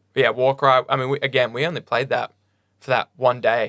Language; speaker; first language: English; native; English